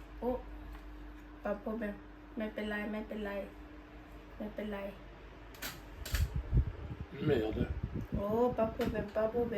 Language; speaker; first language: French; non-native, learner; Thai